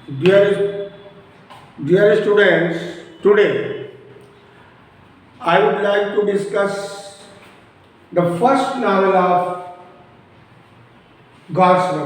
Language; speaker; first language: English; non-native, local second language; Hindi